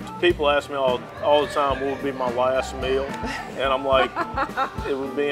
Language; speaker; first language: English; native; English